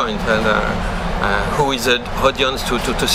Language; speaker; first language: English; non-native, learner; French